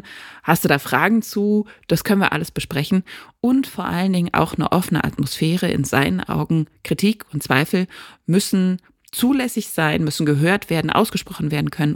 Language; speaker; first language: German; native; German